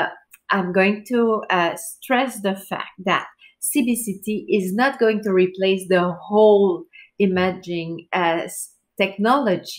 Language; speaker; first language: English; non-native, fluent; French